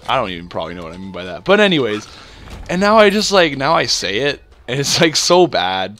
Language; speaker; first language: English; native; English